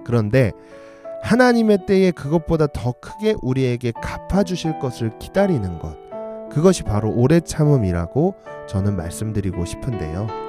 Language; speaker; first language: Korean; native; Korean